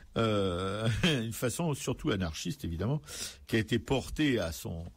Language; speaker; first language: French; native; French